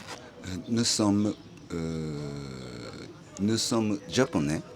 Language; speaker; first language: French; non-native, learner; Japanese